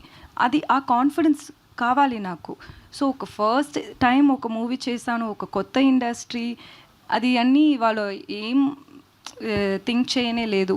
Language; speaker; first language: Telugu; non-native, learner; Tamil